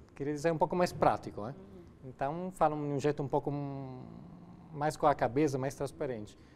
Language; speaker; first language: Portuguese; non-native, fluent; Italian